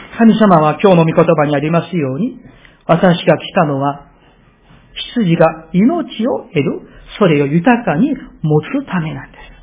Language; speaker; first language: Japanese; non-native, fluent; Korean